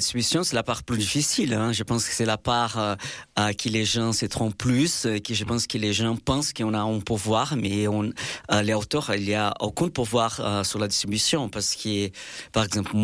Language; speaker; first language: French; non-native, fluent; Portuguese